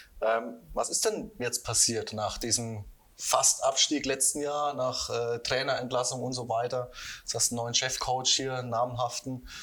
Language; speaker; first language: German; native; German